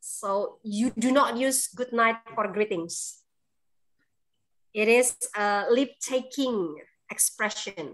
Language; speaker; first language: English; non-native, fluent; Indonesian